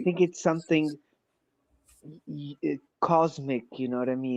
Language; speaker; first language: English; non-native, fluent; Portuguese